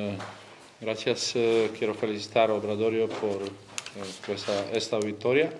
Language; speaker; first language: Spanish; non-native, learner; Croatian